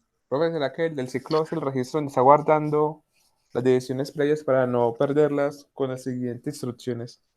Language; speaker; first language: Spanish; native; Spanish